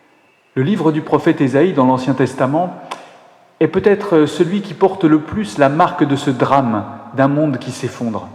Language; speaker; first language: French; native; French